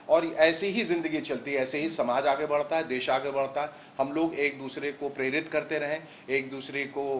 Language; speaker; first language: Hindi; native; Hindi